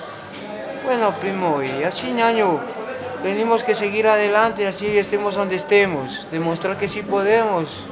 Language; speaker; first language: Spanish; native; Spanish